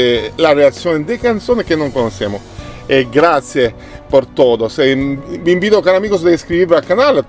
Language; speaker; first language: Spanish; non-native, learner; Italian